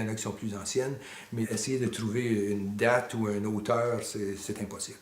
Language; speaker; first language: French; native; French